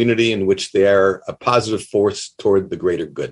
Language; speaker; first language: English; native; English